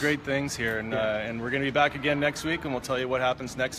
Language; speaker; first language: English; native; English